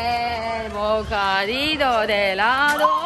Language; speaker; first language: Spanish; non-native, learner; Turkish